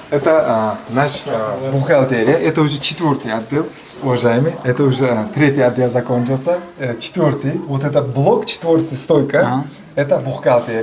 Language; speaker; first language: Russian; non-native, local second language; Uzbek